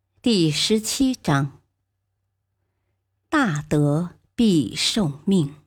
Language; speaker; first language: Chinese; native; Chinese